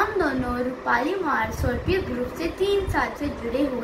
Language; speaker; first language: Hindi; native; Hindi